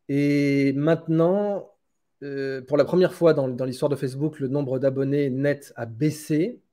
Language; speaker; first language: French; native; French